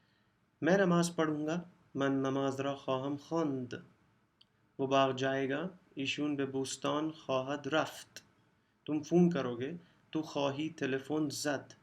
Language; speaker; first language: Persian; non-native, fluent; Urdu